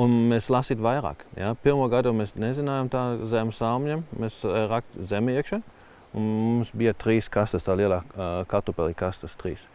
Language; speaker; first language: Latvian; non-native, learner; German